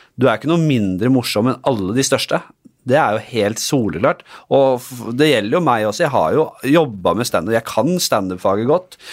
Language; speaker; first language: Norwegian; native; Norwegian